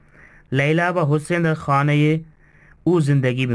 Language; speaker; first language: Persian; non-native, fluent; Urdu